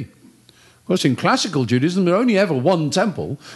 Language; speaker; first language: English; native; English